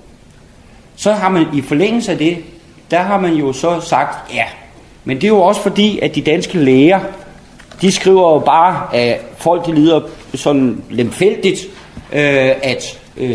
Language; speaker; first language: Danish; native; Danish